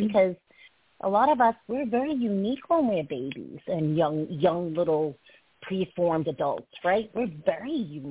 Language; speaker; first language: English; early bilingual, other home language; Chinese